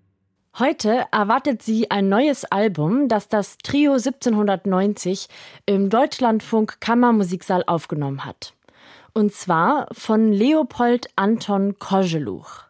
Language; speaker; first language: German; native; German